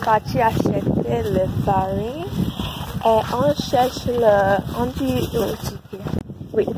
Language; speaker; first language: French; early bilingual, heritage; English